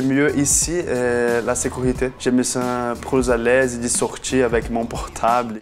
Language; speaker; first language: French; non-native, learner; Portuguese